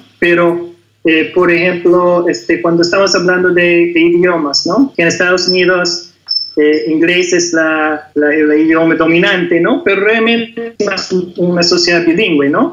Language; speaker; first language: Spanish; non-native, fluent; English